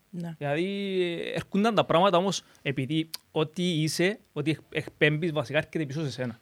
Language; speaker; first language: Greek; native; Greek